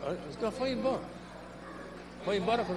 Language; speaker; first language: Portuguese; non-native, learner; Italian